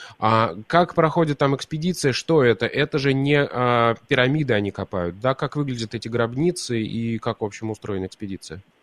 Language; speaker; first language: Russian; native; Russian